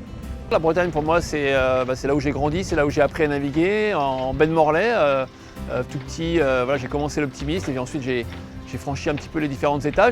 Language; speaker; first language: French; native; French